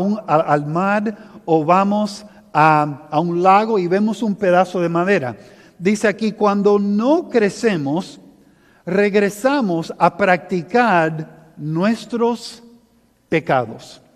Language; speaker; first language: Spanish; early bilingual, heritage; Spanish